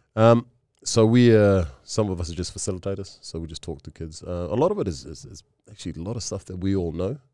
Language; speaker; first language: English; early bilingual, other home language; Tongan